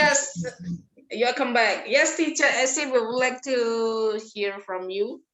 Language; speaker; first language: English; non-native, fluent; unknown